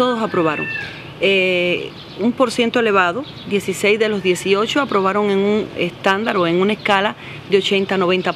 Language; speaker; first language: Spanish; native; Spanish